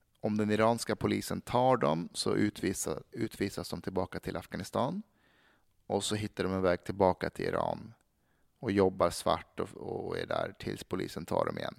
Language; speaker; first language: Swedish; early bilingual, other home language; Persian